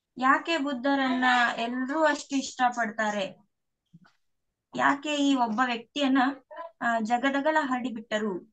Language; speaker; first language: Kannada; non-native, local second language; Lambadi